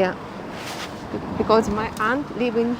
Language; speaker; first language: English; non-native, learner; Japanese